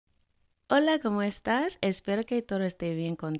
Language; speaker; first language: Spanish; non-native, fluent; English